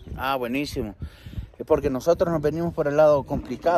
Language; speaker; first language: Spanish; native; Spanish